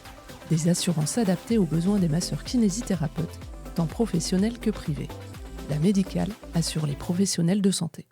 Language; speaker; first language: French; native; French